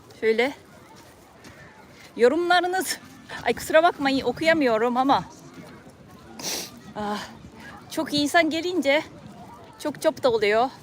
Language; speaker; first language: Turkish; non-native, fluent; Japanese